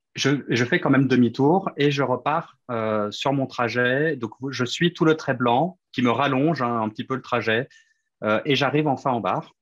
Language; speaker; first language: French; native; French